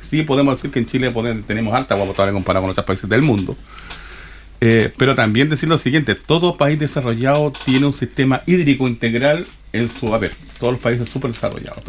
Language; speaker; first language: Spanish; native; Spanish